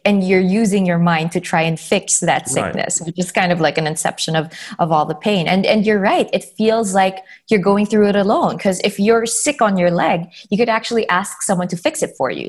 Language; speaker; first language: English; non-native, local second language; Filipino